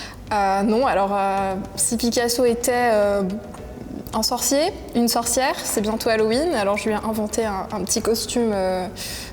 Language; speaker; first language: French; native; French